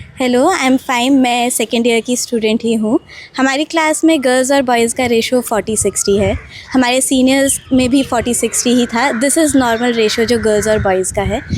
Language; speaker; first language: Hindi; native; Hindi